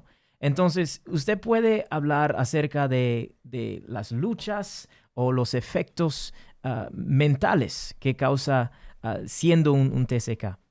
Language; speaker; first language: Spanish; early bilingual, heritage; English